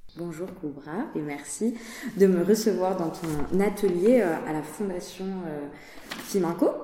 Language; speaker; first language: French; native; French